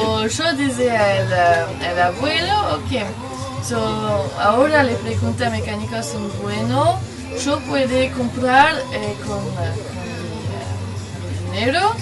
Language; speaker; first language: Spanish; non-native, learner; French